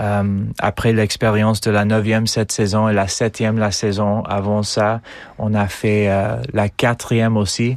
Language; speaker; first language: French; non-native, fluent; English